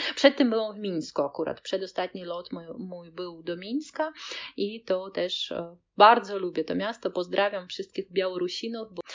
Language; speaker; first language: Polish; non-native, fluent; Russian